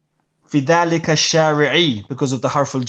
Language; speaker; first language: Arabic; non-native, fluent; English